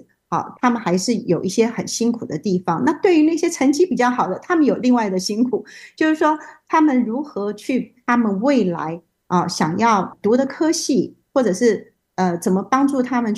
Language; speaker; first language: Chinese; native; Chinese